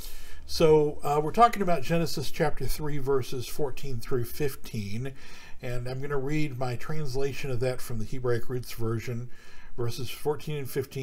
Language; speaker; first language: English; native; English